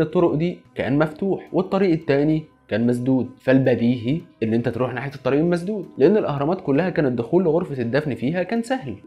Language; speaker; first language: Arabic; native; Arabic